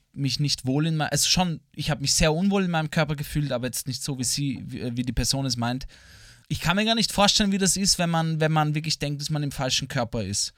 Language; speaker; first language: German; native; German